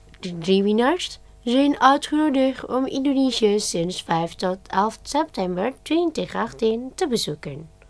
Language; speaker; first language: Dutch; non-native, fluent; Indonesian